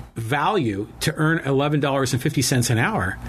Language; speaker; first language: English; native; English